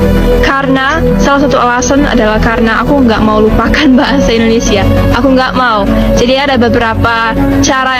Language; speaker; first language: Indonesian; early bilingual, other home language; English